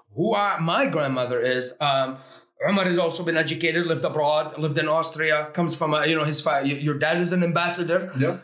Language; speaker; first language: English; early bilingual, other home language; Arabic